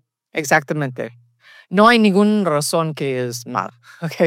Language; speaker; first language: Spanish; early bilingual, heritage; Spanish